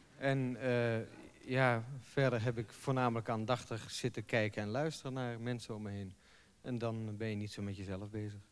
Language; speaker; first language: Dutch; native; Dutch